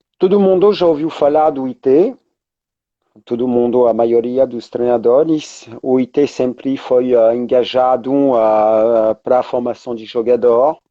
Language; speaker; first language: Portuguese; non-native, fluent; French